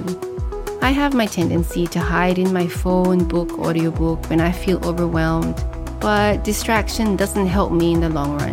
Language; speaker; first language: English; non-native, local second language; Malay